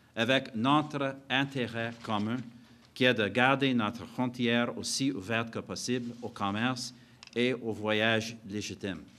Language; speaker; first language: French; non-native, fluent; English